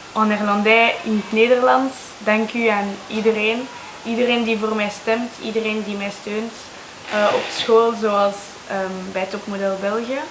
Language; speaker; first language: Dutch; non-native, local second language; French